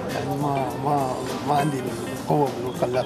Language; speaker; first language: Arabic; native; Arabic